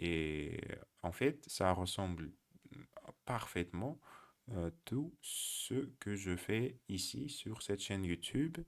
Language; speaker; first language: French; non-native, learner; Russian